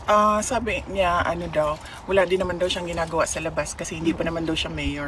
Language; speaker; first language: Filipino; non-native, local second language; Cebuano